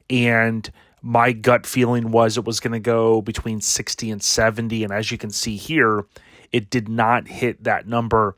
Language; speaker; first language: English; native; English